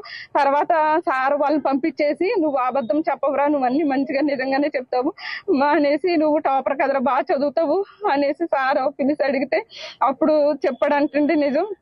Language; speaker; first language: Telugu; native; Telugu